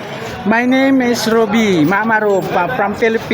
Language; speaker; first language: English; non-native, learner; Filipino